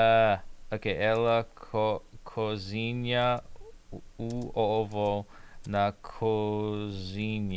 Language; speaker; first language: Portuguese; non-native, learner; English